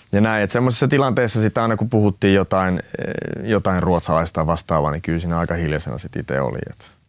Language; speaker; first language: Finnish; non-native, local second language; Swedish